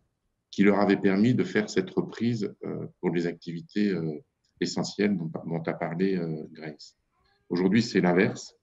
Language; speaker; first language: French; native; French